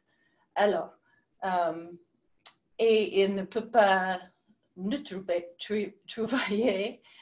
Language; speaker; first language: French; non-native, learner; English